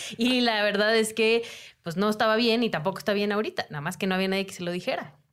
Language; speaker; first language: Spanish; native; Spanish